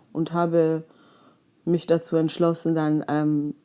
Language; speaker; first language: German; early bilingual, other home language; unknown